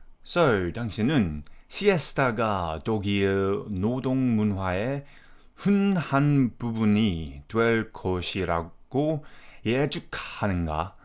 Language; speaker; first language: Korean; non-native, fluent; English